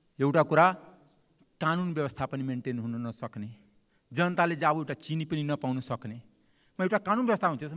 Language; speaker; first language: Nepali; non-native, local second language; Maithili